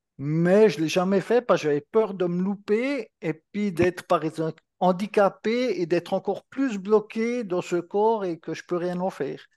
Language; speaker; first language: French; native; French